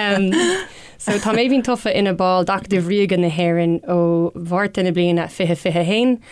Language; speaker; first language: Irish; non-native, local second language; English